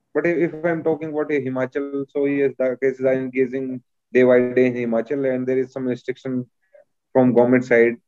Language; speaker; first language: English; non-native, local second language; Hindi